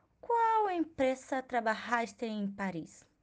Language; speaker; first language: Portuguese; non-native, learner; Spanish